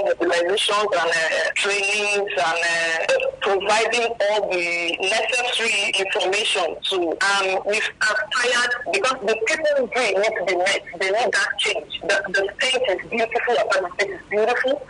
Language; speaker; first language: English; non-native, local second language; Ibibio